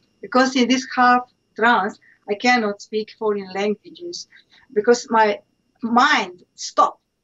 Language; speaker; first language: English; non-native, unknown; Slovenian